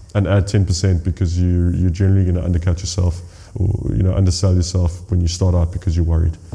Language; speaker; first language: English; native; English